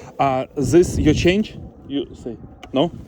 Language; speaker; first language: English; non-native, learner; Ukrainian